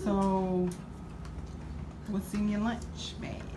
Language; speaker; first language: English; native; English